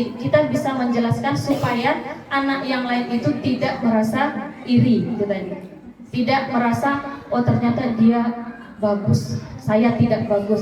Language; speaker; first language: Indonesian; native; Indonesian